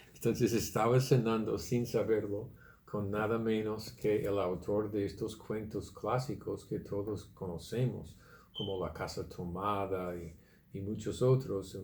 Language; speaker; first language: Spanish; non-native, fluent; English